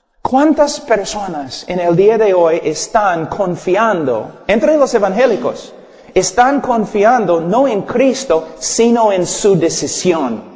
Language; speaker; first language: Spanish; non-native, fluent; English